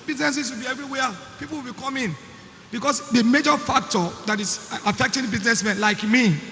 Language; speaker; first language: English; non-native, local second language; Yoruba